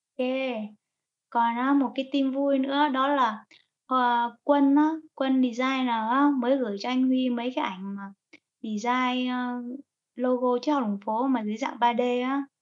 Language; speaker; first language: Vietnamese; native; Vietnamese